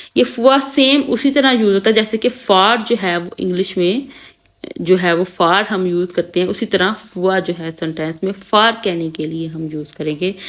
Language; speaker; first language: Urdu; native; Urdu